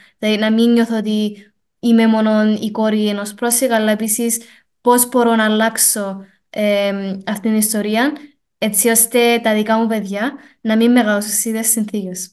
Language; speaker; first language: Greek; native; Greek